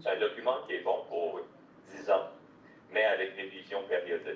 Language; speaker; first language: French; native; French